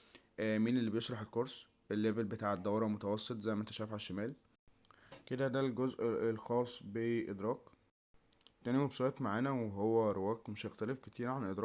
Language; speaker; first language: Arabic; native; Arabic